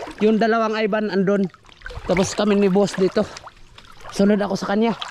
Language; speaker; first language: Filipino; non-native, local second language; Cebuano